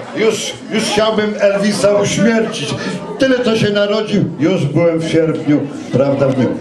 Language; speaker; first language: Polish; native; Polish